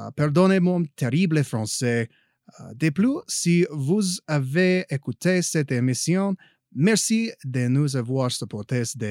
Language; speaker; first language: French; non-native, learner; English